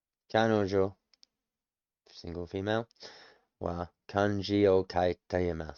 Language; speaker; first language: Japanese; non-native, learner; English